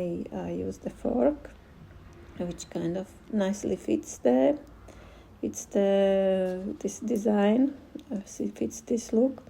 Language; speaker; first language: English; non-native, fluent; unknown